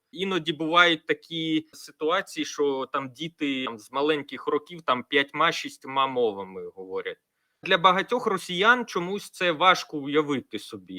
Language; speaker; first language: Ukrainian; non-native, local second language; Russian